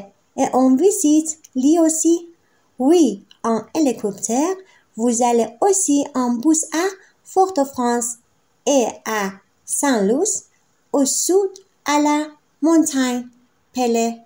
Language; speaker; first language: French; non-native, fluent; Persian